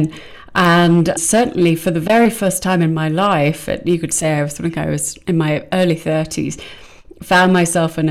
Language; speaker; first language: English; native; English